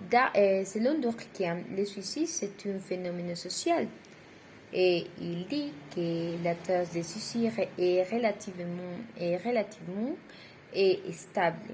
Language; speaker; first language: French; non-native, learner; Spanish